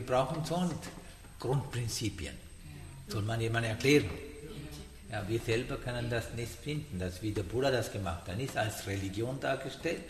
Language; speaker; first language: German; non-native, learner; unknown